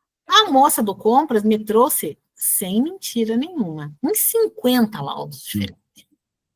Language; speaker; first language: Portuguese; native; Portuguese